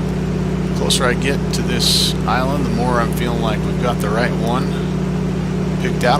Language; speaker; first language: English; native; English